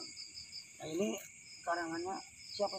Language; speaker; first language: Indonesian; native; Indonesian